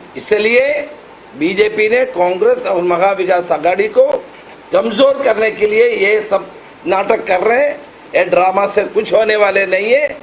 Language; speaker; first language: Hindi; non-native, local second language; Marathi